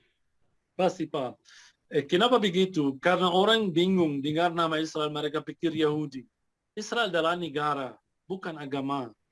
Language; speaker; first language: Indonesian; non-native, fluent; Arabic